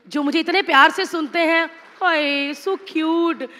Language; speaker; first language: Hindi; native; Hindi